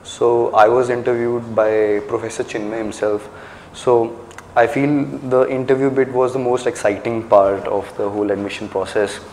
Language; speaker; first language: English; non-native, local second language; Hindi